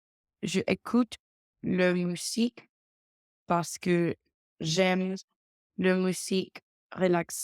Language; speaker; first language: French; non-native, learner; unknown